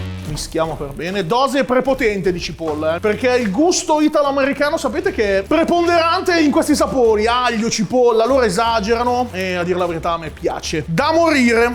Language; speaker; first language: Italian; native; Italian